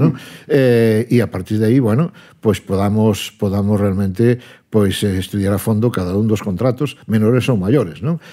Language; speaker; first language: Galician; non-native, local second language; Spanish